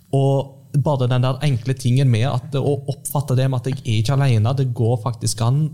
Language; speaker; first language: Norwegian; early bilingual, heritage; Norwegian